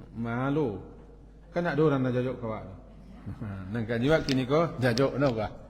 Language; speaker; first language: Malay; non-native, local second language; Minangkabau